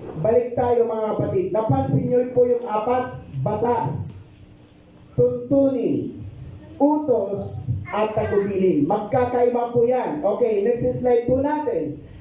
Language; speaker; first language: Filipino; non-native, local second language; Pampanga